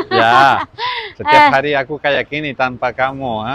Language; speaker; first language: Indonesian; non-native, learner; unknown